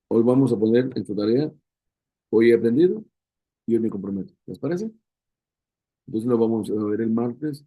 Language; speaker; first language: Spanish; native; Spanish